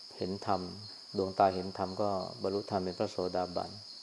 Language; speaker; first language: Thai; native; Thai